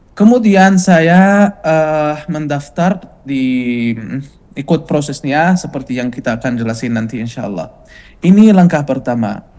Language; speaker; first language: Indonesian; non-native, fluent; Arabic